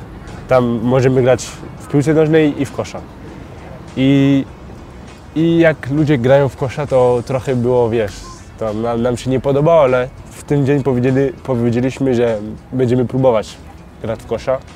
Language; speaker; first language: Polish; early bilingual, heritage; French